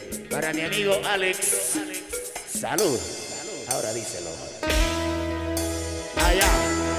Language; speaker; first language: Spanish; native; Spanish